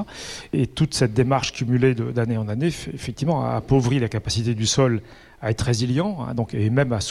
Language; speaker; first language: French; native; French